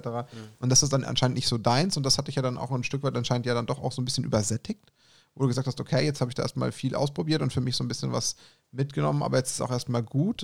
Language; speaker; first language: German; native; German